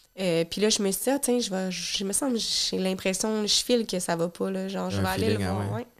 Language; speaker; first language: French; native; French